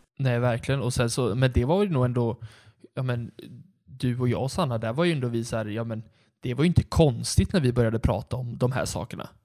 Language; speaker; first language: Swedish; native; Swedish